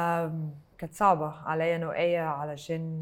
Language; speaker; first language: Arabic; native; Arabic